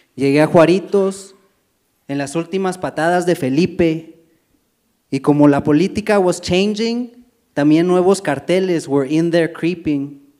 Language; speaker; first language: Spanish; early bilingual, heritage; Spanish